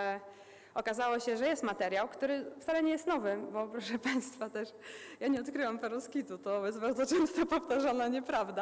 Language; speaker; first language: Polish; native; Polish